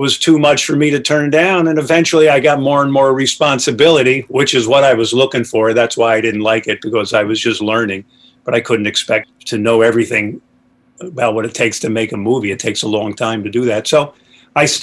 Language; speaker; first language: English; native; English